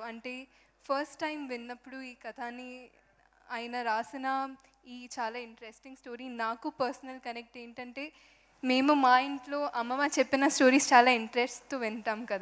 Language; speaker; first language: Telugu; non-native, fluent; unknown